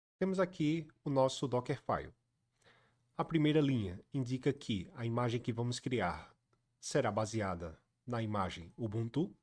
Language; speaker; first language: Portuguese; native; Portuguese